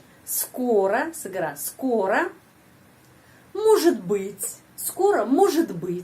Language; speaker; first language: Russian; non-native, fluent; Indonesian